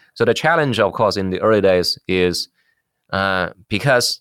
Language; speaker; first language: English; non-native, fluent; Chinese